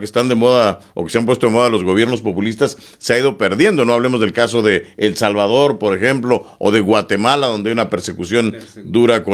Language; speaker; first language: Spanish; native; Spanish